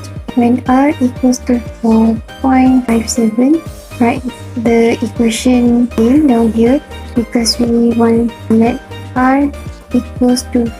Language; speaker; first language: English; non-native, local second language; Malay